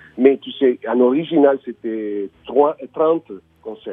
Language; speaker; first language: French; non-native, learner; Italian